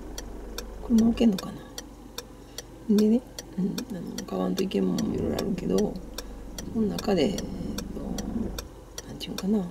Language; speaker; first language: Japanese; native; Japanese